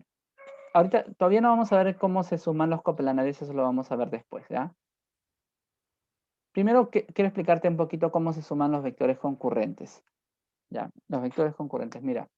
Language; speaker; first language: Spanish; native; Spanish